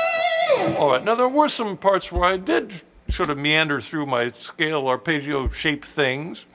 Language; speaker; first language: English; native; English